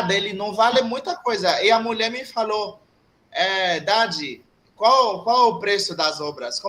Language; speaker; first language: Portuguese; non-native, fluent; Haitian Creole